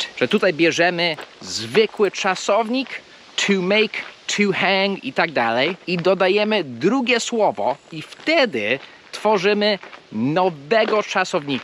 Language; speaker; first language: Polish; non-native, fluent; English